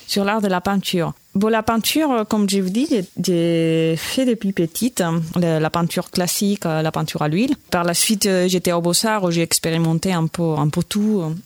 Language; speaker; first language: French; non-native, fluent; Spanish